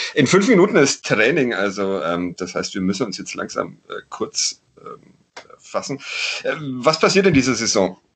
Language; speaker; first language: German; native; German